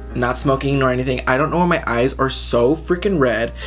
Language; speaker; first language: English; native; English